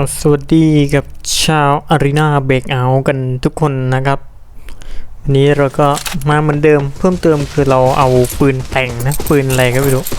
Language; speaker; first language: Thai; native; Thai